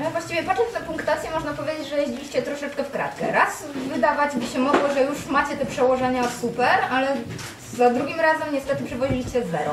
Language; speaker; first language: Polish; native; Polish